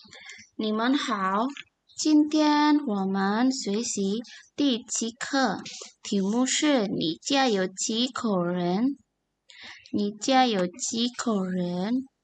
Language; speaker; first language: Chinese; non-native, fluent; Indonesian